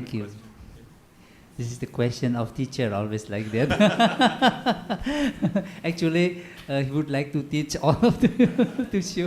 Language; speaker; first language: English; non-native, learner; Indonesian